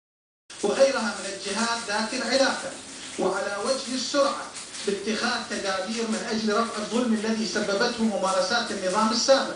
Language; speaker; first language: Arabic; non-native, local second language; Turkmen